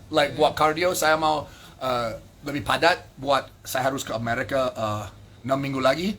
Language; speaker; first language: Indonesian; non-native, fluent; English